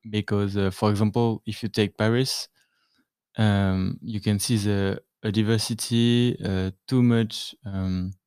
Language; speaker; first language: English; non-native, learner; French